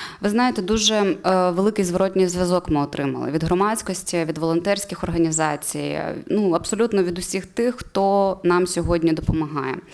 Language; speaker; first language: Ukrainian; native; Ukrainian